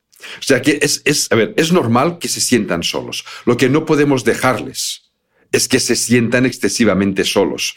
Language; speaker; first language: Spanish; native; Spanish